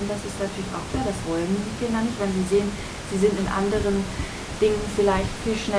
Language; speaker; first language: German; native; German